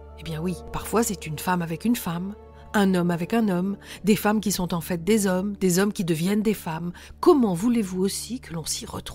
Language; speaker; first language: French; native; French